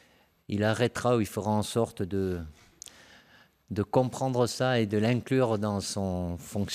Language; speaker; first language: French; native; French